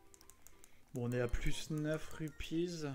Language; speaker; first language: French; native; French